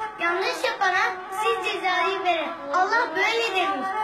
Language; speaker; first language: Turkish; early bilingual, other home language; Arabic